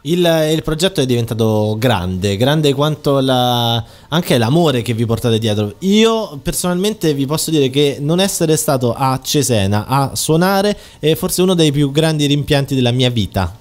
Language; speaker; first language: Italian; native; Italian